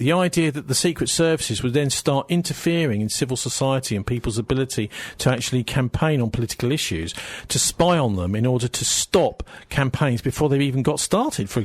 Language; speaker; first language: English; native; English